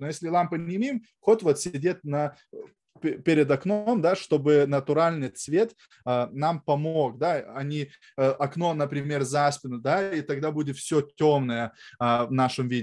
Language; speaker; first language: Russian; non-native, fluent; Lithuanian